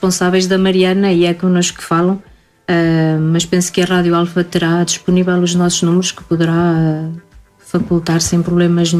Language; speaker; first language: Portuguese; native; Portuguese